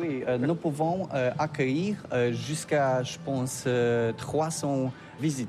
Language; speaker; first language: French; non-native, learner; Polish